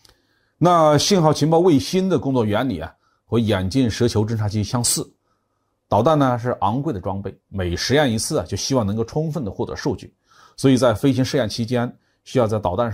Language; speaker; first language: Chinese; native; Chinese